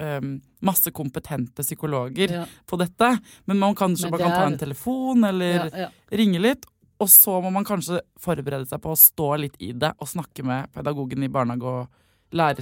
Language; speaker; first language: Norwegian; native; Norwegian